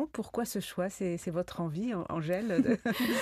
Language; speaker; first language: French; native; French